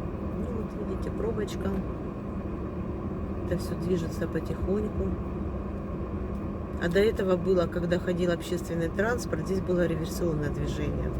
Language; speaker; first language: Russian; native; Russian